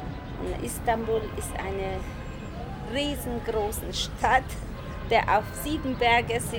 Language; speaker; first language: German; non-native, learner; Turkish